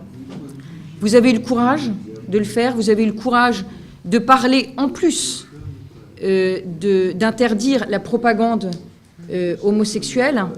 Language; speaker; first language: French; native; French